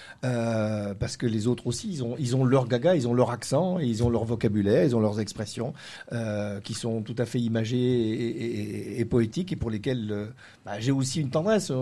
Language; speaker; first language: French; native; French